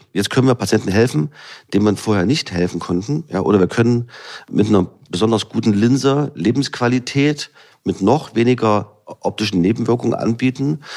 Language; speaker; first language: German; native; German